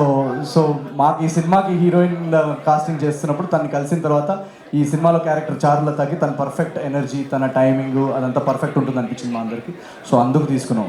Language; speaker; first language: Telugu; native; Telugu